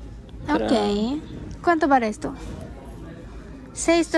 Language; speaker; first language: Spanish; non-native, learner; Japanese